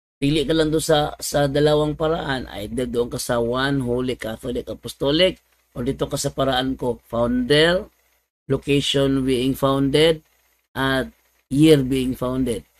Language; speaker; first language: Filipino; non-native, local second language; Cebuano